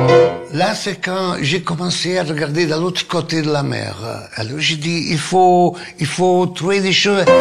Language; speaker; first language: French; non-native, fluent; Italian